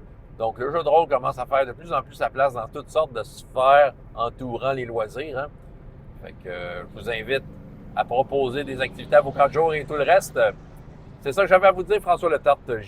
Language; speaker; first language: French; native; French